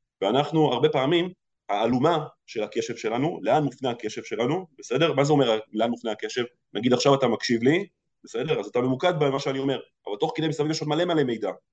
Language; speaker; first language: Hebrew; early bilingual, other home language; Russian